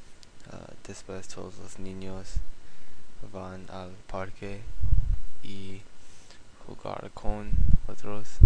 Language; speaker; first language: Spanish; non-native, learner; English